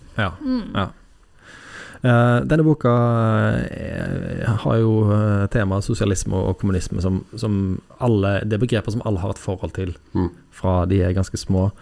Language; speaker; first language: Norwegian; native; Norwegian